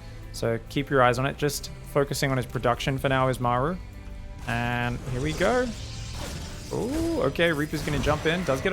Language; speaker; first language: English; native; English